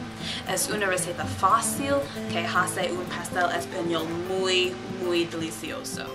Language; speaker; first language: Spanish; non-native, learner; English